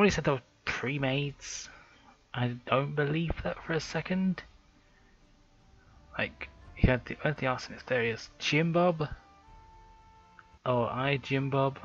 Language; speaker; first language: English; native; English